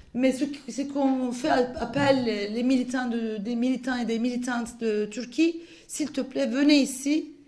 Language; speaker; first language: French; non-native, fluent; Turkish